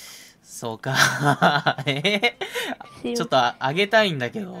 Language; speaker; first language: Japanese; native; Japanese